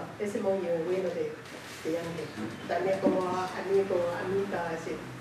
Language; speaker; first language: Spanish; non-native, learner; Chinese